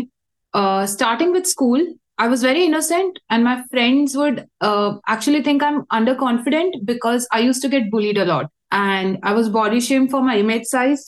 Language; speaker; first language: English; non-native, local second language; Hindi